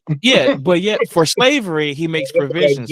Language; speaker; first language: English; native; English